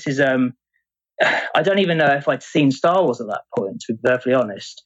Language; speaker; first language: English; native; English